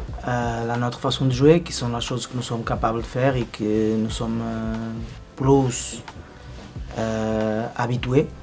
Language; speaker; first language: French; non-native, fluent; Spanish